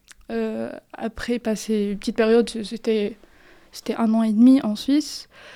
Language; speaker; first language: French; non-native, local second language; Arabic